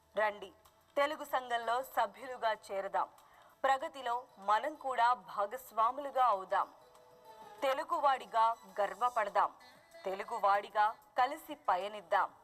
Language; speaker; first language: Telugu; early bilingual, heritage; Telugu